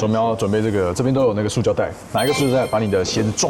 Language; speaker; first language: Chinese; native; Chinese